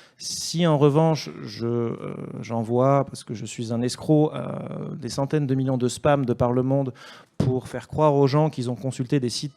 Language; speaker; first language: French; native; French